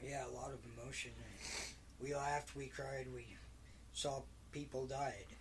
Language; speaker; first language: English; native; English